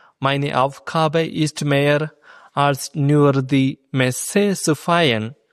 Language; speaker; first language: German; non-native, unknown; Malayalam